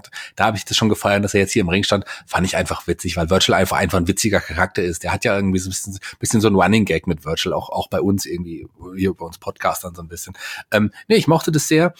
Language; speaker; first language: German; native; German